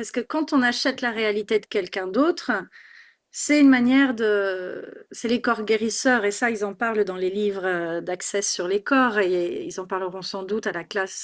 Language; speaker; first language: French; native; French